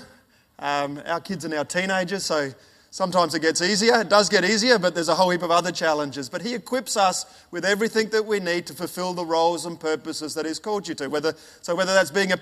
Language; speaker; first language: English; native; English